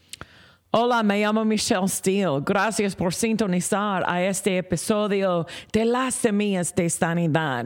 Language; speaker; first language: Spanish; non-native, fluent; English